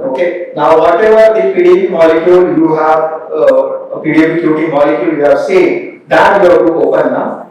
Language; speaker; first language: English; non-native, local second language; Hindi